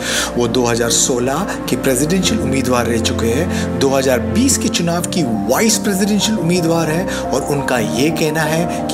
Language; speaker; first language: Hindi; native; Hindi